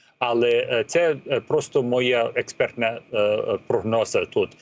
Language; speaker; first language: Ukrainian; early bilingual, heritage; Ukrainian